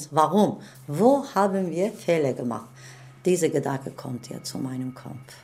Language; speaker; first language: German; non-native, learner; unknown